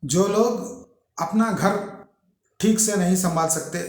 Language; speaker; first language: Hindi; non-native, local second language; Telugu